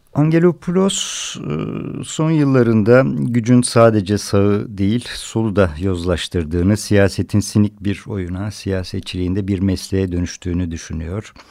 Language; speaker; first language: Turkish; native; Turkish